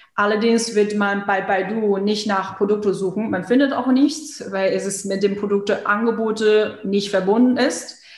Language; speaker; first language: German; non-native, fluent; Chinese